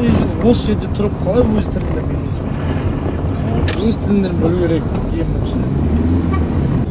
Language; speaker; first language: Kazakh; non-native, local second language; Russian